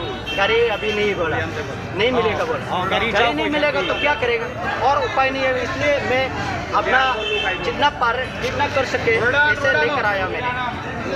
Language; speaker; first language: Hindi; non-native, local second language; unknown